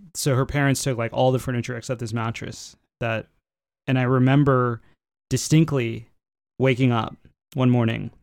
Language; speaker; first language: English; native; English